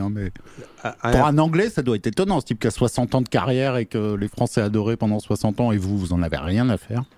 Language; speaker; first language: French; native; French